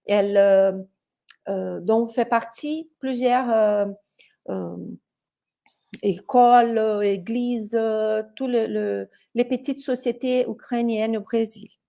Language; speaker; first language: French; non-native, fluent; Portuguese